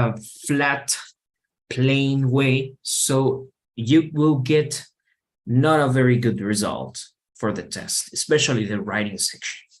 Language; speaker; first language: English; non-native, fluent; Spanish